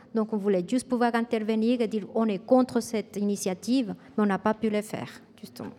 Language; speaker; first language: French; non-native, fluent; Spanish